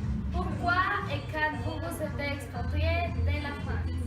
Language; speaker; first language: French; non-native, learner; Spanish